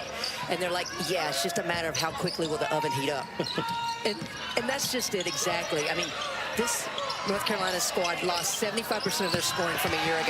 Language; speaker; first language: English; native; English